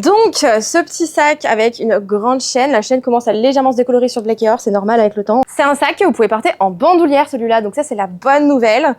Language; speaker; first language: French; native; French